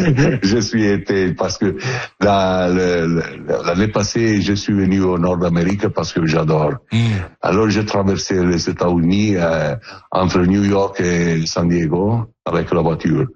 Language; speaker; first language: French; non-native, learner; Italian